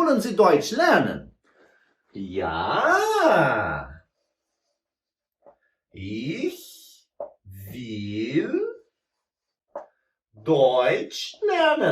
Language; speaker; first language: German; non-native, fluent; Portuguese